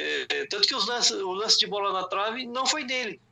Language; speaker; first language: Portuguese; native; Portuguese